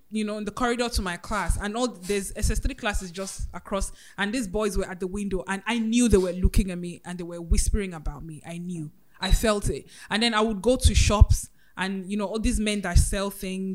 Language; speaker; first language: English; non-native, local second language; Yoruba